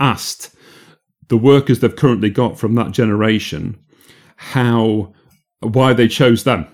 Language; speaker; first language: English; native; English